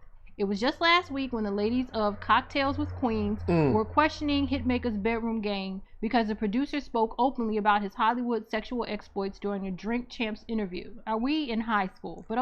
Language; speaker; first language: English; native; English